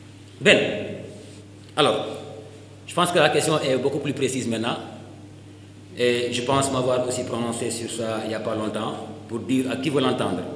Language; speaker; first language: French; non-native, local second language; Wolof